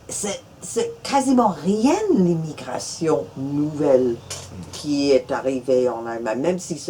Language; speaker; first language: French; non-native, fluent; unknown